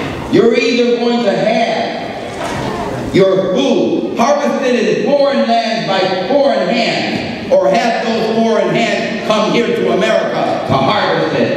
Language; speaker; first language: English; early bilingual, other home language; Spanish